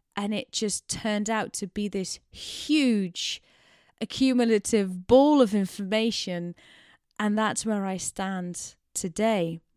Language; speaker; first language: English; non-native, fluent; Dutch